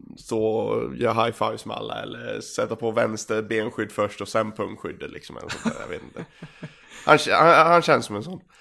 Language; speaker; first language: Swedish; native; Swedish